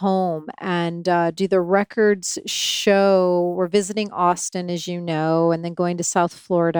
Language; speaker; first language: English; native; English